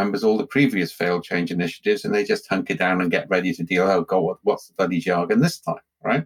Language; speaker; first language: English; native; English